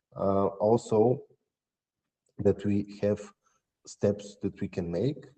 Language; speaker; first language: English; non-native, fluent; Bulgarian